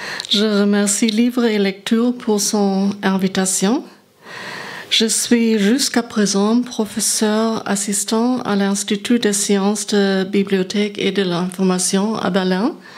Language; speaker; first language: French; non-native, learner; German